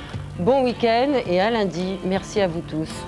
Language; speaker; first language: French; native; French